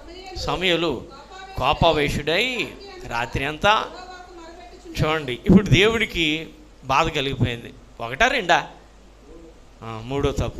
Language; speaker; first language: Telugu; native; Telugu